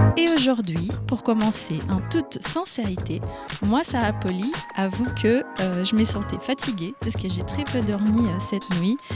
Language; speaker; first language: French; non-native, fluent; Portuguese